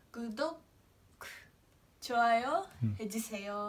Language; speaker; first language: Korean; non-native, learner; Japanese